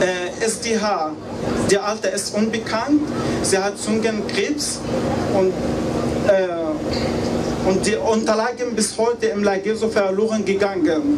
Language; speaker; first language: German; non-native, learner; Arabic